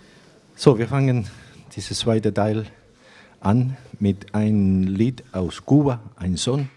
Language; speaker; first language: German; non-native, fluent; Spanish